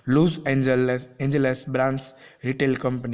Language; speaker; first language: English; non-native, local second language; Gujarati